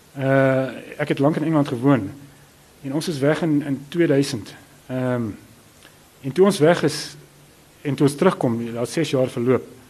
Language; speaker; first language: Afrikaans; native; Afrikaans